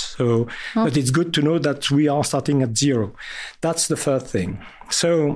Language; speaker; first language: English; non-native, fluent; French